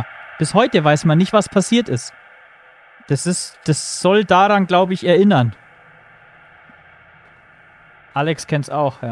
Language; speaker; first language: German; native; German